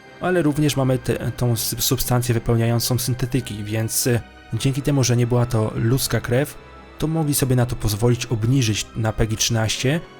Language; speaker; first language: Polish; native; Polish